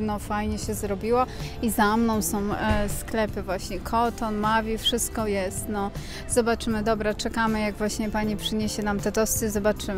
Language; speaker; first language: Polish; native; Polish